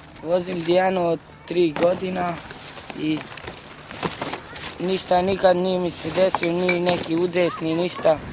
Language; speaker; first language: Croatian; non-native, local second language; Romany